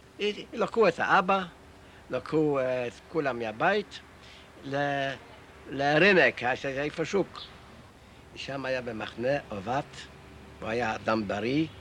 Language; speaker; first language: Hebrew; non-native, learner; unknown